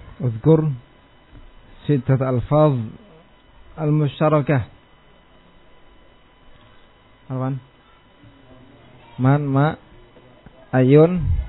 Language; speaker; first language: Arabic; non-native, fluent; Indonesian